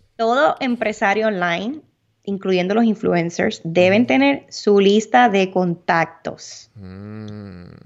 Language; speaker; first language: Spanish; early bilingual, heritage; Spanish